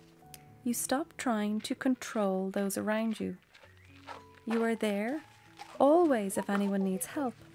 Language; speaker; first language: English; native; English